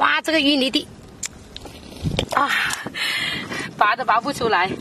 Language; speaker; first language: Chinese; native; Chinese